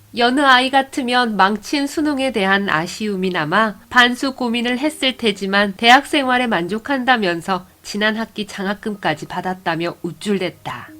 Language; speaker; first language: Korean; native; Korean